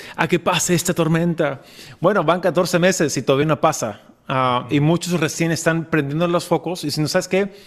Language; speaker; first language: Spanish; native; Spanish